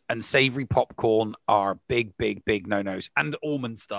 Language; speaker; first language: English; native; English